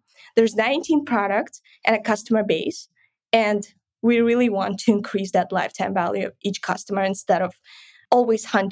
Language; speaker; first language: English; non-native, fluent; Ukrainian